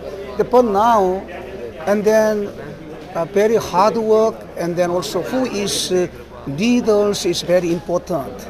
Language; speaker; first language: English; non-native, learner; Korean